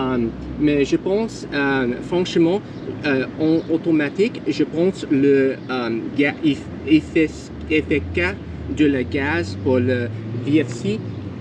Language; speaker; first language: French; non-native, learner; English